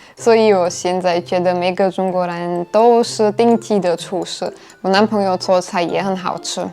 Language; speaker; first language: Chinese; non-native, fluent; Russian